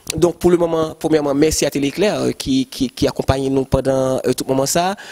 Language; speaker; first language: French; non-native, local second language; Haitian Creole